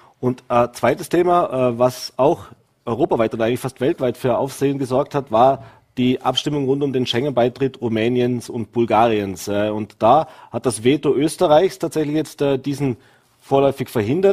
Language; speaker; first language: German; native; German